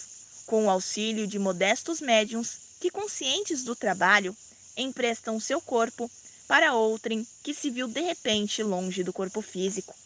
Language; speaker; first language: Portuguese; native; Portuguese